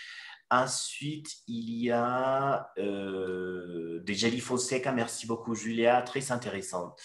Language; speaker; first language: French; non-native, fluent; Spanish